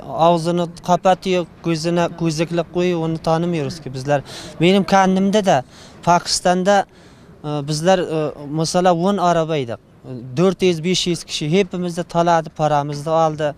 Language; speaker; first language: Turkish; non-native, learner; Uzbek